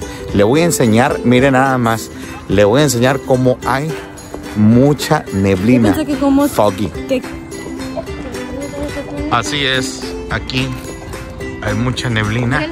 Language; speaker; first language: Spanish; native; Spanish